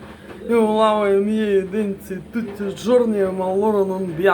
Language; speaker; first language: Italian; non-native, learner; Russian